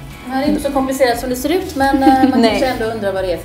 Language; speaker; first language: Swedish; native; Swedish